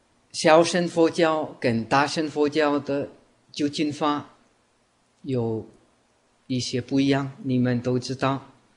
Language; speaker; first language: Chinese; non-native, fluent; Czech